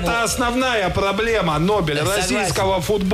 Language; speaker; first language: Russian; native; Russian